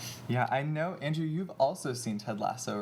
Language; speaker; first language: English; native; English